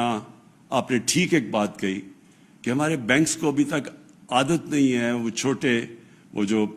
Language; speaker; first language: Urdu; native; Urdu